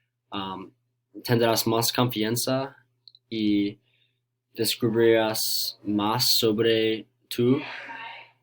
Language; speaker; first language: Spanish; non-native, learner; English